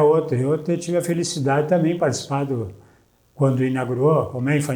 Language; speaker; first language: Portuguese; native; Portuguese